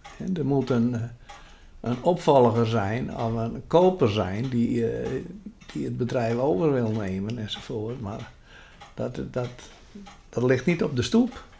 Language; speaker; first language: Dutch; non-native, local second language; Western Frisian